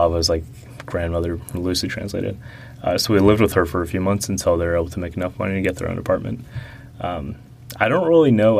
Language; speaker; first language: English; early bilingual, other home language; Russian